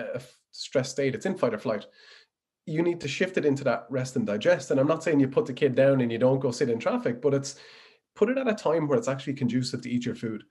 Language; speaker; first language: English; native; English